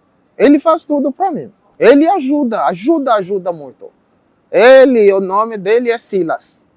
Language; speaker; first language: Portuguese; non-native, learner; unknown